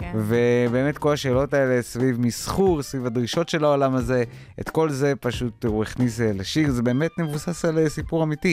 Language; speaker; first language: Hebrew; native; Hebrew